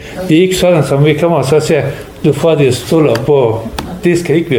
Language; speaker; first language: Danish; non-native, learner; Persian